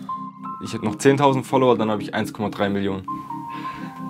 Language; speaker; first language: German; native; German